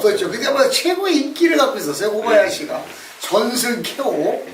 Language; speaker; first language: Korean; native; Korean